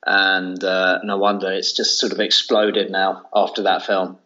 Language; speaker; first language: English; native; English